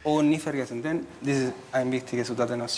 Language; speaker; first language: German; non-native, learner; Spanish